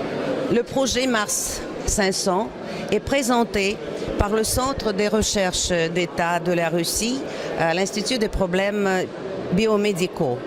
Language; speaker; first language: French; non-native, fluent; Russian